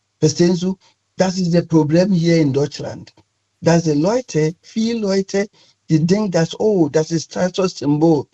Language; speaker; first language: German; non-native, fluent; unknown